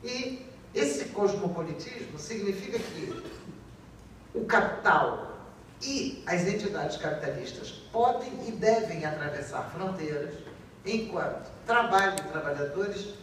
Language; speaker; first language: Portuguese; native; Portuguese